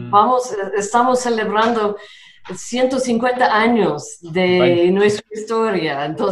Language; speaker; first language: Spanish; non-native, fluent; English